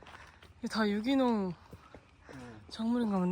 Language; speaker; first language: Korean; native; Korean